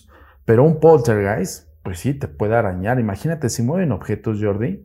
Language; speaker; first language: Spanish; native; Spanish